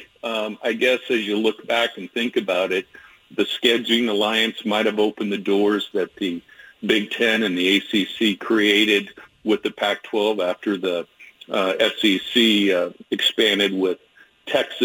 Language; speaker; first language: English; native; English